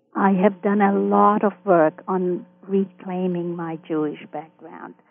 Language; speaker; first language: English; early bilingual, other home language; Hungarian